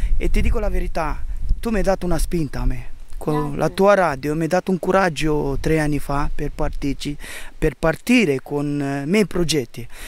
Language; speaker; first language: Italian; non-native, fluent; Romanian